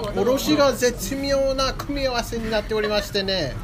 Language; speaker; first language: Japanese; non-native, fluent; English